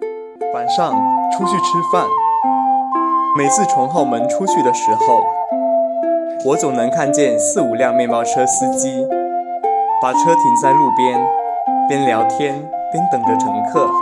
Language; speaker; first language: Chinese; native; Chinese